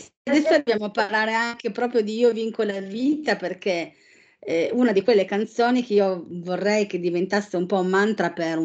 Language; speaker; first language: Italian; native; Italian